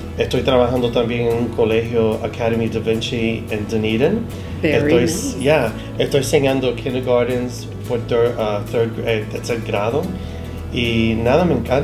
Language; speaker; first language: Spanish; early bilingual, heritage; Spanish